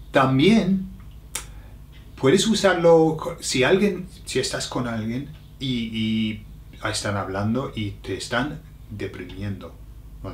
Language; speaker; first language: Spanish; non-native, fluent; English